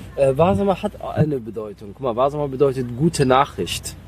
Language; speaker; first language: German; native; German